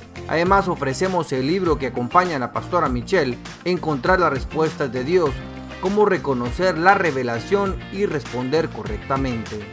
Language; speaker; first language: Spanish; native; Spanish